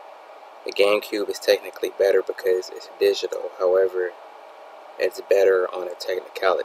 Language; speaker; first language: English; native; English